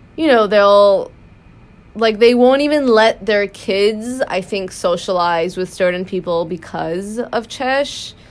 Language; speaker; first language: English; native; English